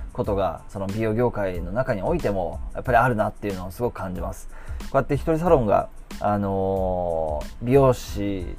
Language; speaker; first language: Japanese; native; Japanese